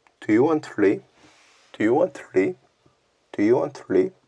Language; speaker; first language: English; non-native, learner; Korean